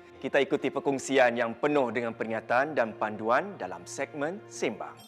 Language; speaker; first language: Malay; native; Malay